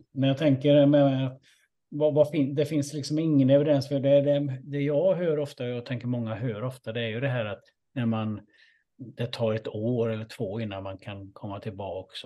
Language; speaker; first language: Swedish; native; Swedish